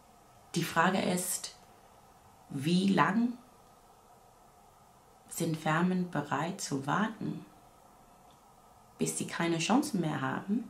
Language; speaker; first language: German; non-native, fluent; English